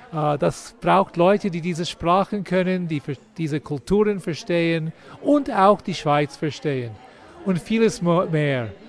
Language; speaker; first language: German; non-native, fluent; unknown